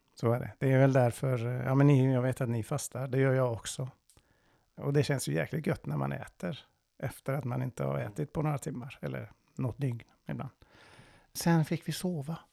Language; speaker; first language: Swedish; non-native, fluent; Persian